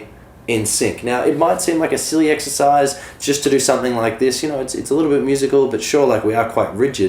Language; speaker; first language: English; native; English